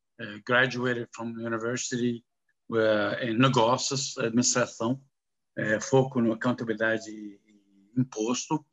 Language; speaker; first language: Portuguese; non-native, learner; Arabic